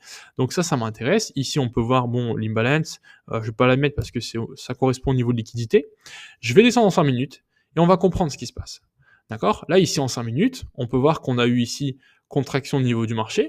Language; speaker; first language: French; native; French